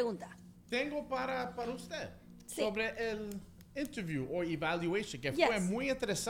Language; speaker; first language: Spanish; early bilingual, heritage; Spanish